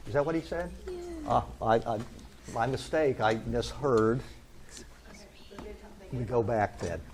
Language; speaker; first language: English; native; English